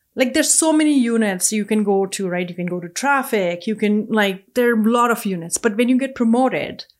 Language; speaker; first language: English; non-native, local second language; Punjabi